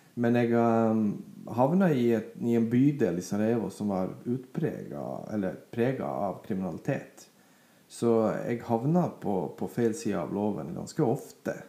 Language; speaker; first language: Norwegian; non-native, fluent; Bosnian